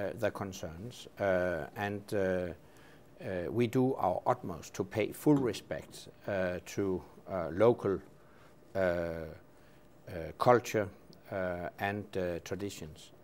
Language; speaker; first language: English; non-native, fluent; Danish